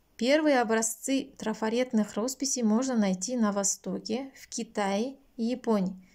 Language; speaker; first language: Russian; non-native, local second language; Kazakh